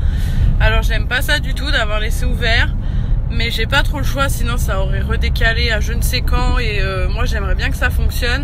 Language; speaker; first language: French; native; French